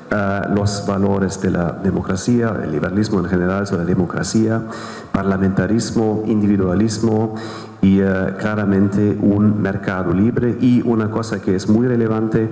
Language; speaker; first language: Spanish; non-native, fluent; German